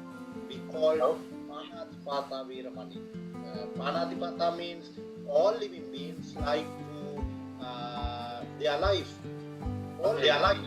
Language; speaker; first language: English; non-native, learner; Sinhala